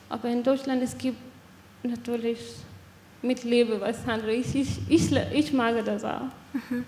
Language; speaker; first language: German; non-native, learner; Persian